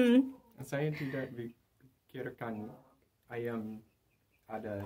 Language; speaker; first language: Indonesian; non-native, learner; English